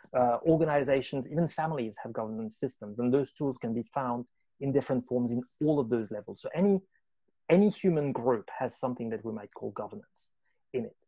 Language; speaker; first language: English; non-native, fluent; French